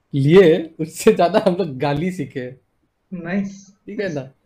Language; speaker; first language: Hindi; non-native, local second language; Assamese